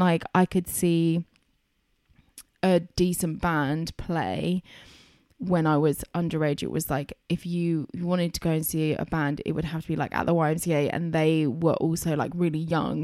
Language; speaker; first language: English; native; English